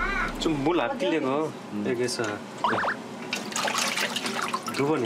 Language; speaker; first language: Korean; non-native, learner; Nepali